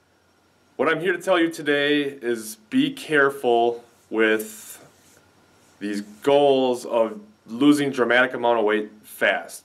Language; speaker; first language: English; native; English